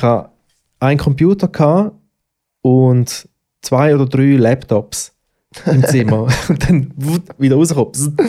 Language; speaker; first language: German; native; German